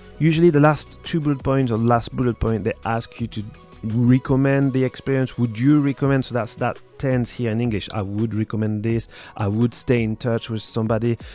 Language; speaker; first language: English; native; English